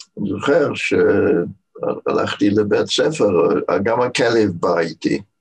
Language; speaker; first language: Hebrew; non-native, fluent; English